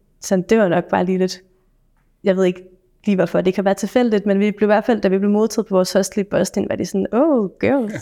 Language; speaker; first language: Danish; native; Danish